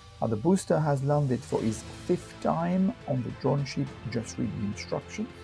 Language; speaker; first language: English; non-native, fluent; French